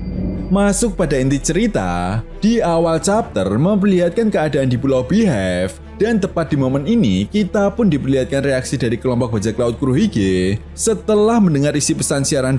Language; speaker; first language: Indonesian; native; Indonesian